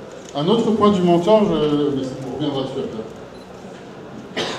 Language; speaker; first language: French; native; French